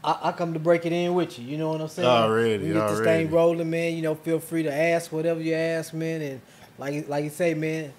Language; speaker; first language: English; native; English